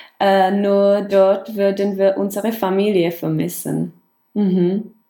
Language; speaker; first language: German; non-native, fluent; Czech